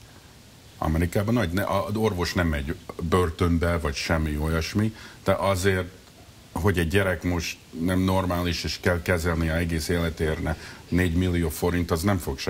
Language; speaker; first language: Hungarian; early bilingual, heritage; Hungarian